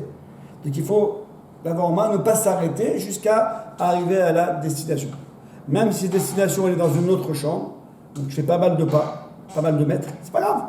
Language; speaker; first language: French; native; French